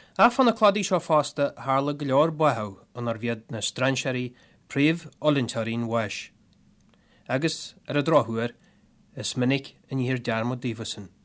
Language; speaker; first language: Irish; native; Irish